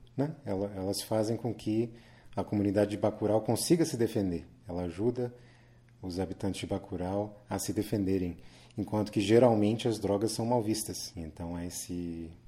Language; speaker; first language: Portuguese; native; Portuguese